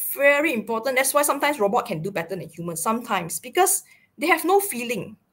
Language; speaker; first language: English; non-native, local second language; Chinese